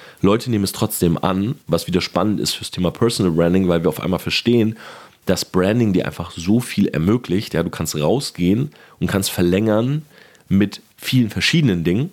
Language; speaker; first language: German; native; German